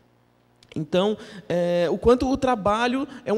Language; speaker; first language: Portuguese; native; Portuguese